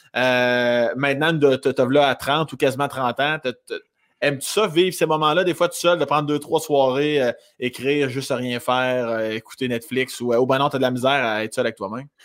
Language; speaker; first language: French; native; French